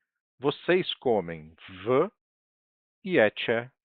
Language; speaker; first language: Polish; non-native, fluent; Portuguese